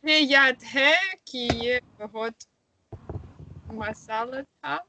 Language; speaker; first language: Hindi; non-native, learner; Russian